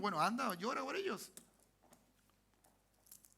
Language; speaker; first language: Spanish; native; Spanish